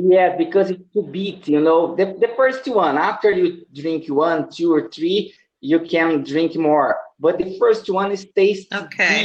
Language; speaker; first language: English; non-native, learner; Portuguese